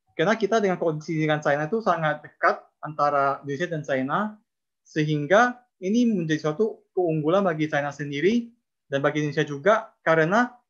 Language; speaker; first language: Indonesian; non-native, local second language; Chinese